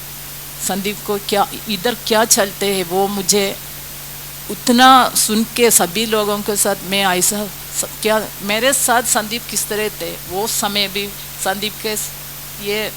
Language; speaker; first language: Hindi; non-native, local second language; Malayalam